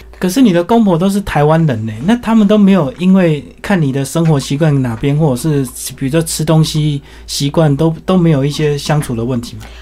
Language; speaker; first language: Chinese; native; Chinese